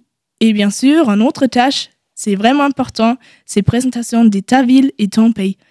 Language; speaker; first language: French; non-native, learner; German